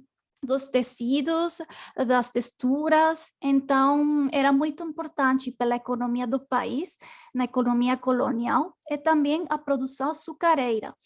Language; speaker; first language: Portuguese; non-native, learner; Spanish